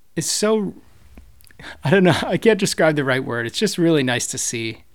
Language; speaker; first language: English; native; English